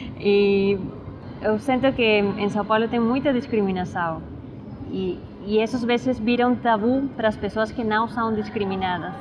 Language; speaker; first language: Portuguese; non-native, fluent; Spanish